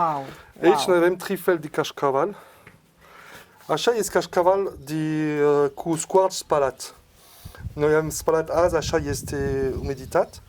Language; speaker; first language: Romanian; non-native, learner; French